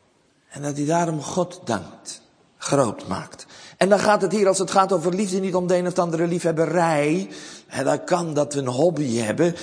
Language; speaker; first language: Dutch; native; Dutch